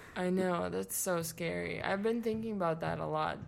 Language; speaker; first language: English; non-native, fluent; Latvian